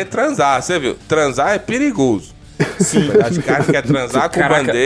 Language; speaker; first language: Portuguese; native; Portuguese